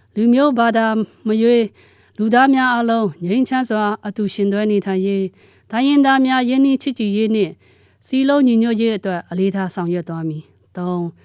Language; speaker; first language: Burmese; non-native, local second language; Pa'o Karen